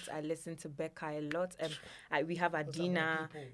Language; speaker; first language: English; non-native, local second language; Ewe